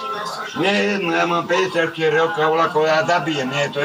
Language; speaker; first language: Slovak; native; Slovak